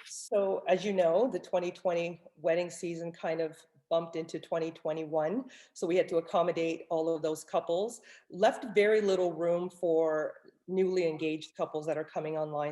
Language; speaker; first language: English; native; English